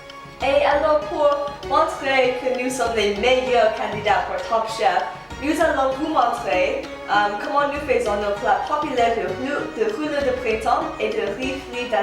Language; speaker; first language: French; non-native, learner; English